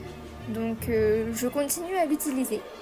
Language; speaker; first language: French; native; French